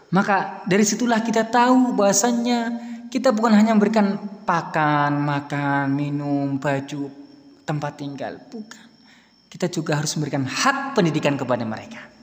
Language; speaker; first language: Indonesian; native; Indonesian